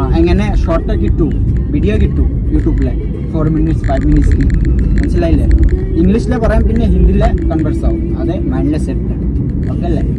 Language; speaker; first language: Malayalam; non-native, learner; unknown